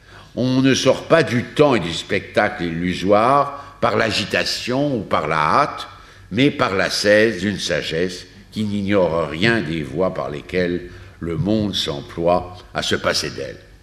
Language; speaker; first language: French; native; French